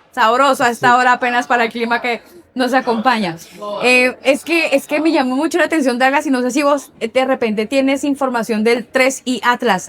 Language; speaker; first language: Spanish; native; Spanish